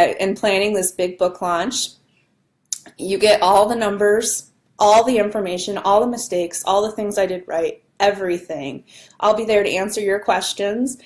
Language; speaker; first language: English; native; English